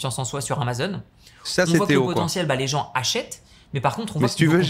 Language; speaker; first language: French; native; French